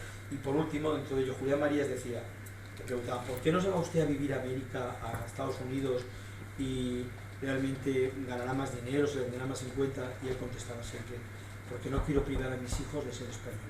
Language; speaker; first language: Spanish; native; Spanish